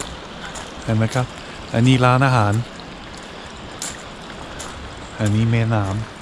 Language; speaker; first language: Thai; non-native, learner; Swiss German